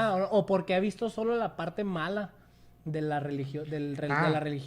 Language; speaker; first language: Spanish; native; Spanish